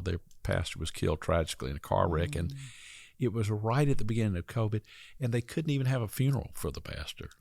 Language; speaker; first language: English; native; English